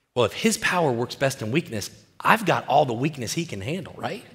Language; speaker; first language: English; native; English